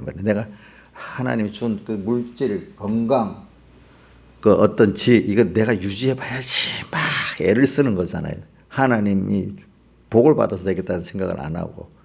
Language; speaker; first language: Korean; native; Korean